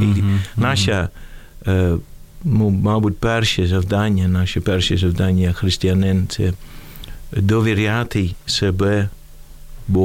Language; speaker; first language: Ukrainian; non-native, fluent; Dutch